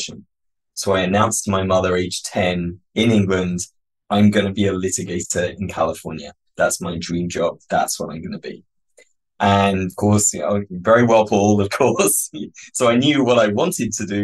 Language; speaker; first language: English; native; English